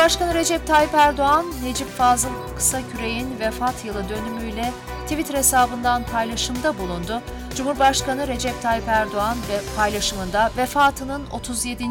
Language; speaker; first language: Turkish; native; Turkish